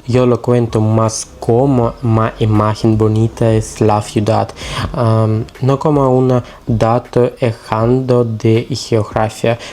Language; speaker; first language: Spanish; non-native, learner; Russian